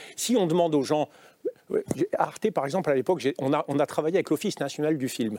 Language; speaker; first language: French; native; French